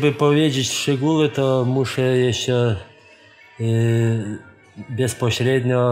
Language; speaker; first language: Polish; non-native, fluent; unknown